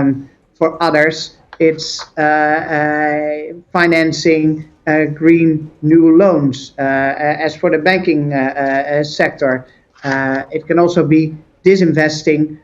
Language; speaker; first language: English; non-native, fluent; Dutch